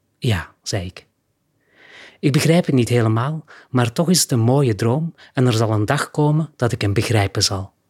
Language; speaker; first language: Dutch; native; Dutch